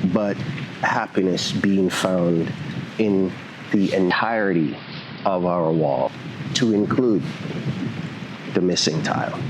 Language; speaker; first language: English; native; English